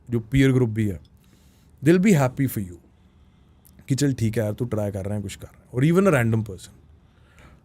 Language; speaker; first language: Hindi; non-native, local second language; Punjabi